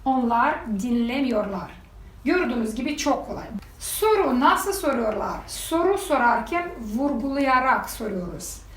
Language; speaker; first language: Turkish; non-native, fluent; Russian